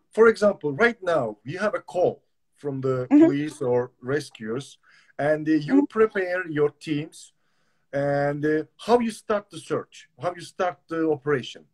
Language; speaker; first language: English; non-native, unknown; Turkish